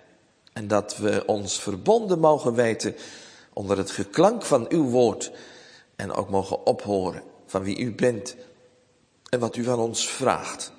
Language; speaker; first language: Dutch; native; Dutch